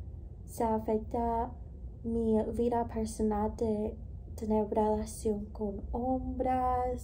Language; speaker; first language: Spanish; non-native, learner; English